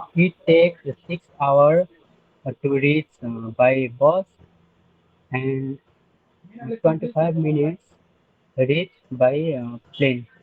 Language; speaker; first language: English; non-native, learner; Nepali